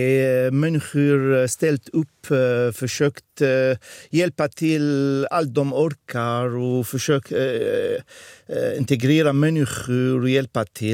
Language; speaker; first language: Swedish; non-native, fluent; Arabic